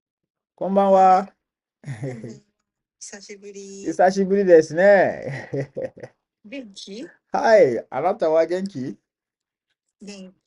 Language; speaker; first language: Japanese; non-native, learner; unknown